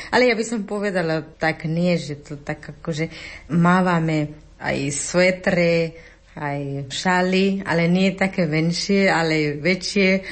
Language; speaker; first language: Slovak; non-native, learner; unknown